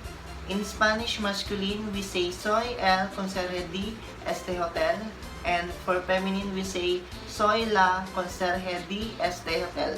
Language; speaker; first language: Spanish; non-native, learner; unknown